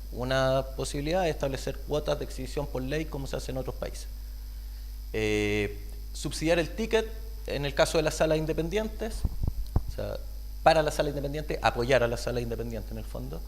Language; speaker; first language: Spanish; native; Spanish